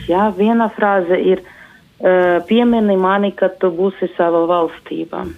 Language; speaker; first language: Latvian; non-native, local second language; Russian